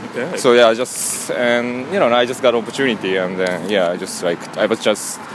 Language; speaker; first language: English; non-native, learner; Japanese